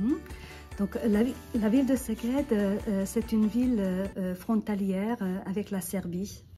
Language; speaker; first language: French; non-native, fluent; Hungarian